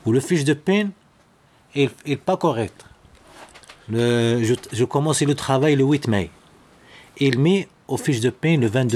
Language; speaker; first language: French; non-native, learner; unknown